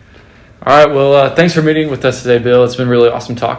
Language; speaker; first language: English; native; English